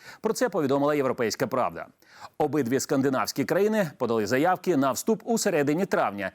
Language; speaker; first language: Ukrainian; native; Ukrainian